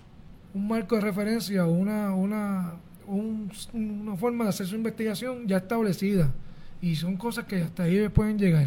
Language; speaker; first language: Spanish; native; Spanish